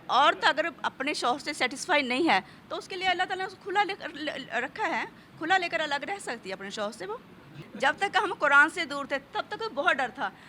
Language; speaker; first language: Hindi; non-native, local second language; Punjabi